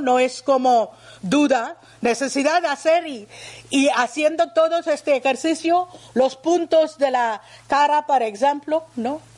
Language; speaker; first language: Spanish; non-native, learner; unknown